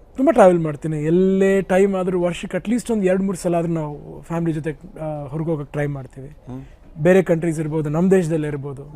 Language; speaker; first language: Kannada; early bilingual, heritage; Kannada